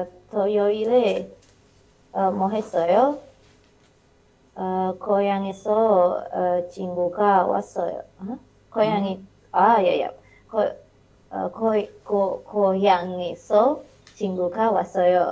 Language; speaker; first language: Korean; non-native, learner; Indonesian